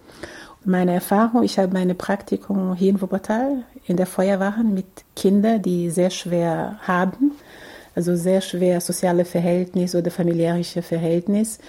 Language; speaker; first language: German; non-native, fluent; Portuguese